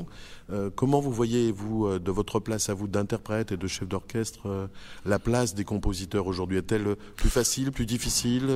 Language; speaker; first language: French; native; French